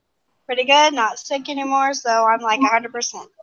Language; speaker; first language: English; native; English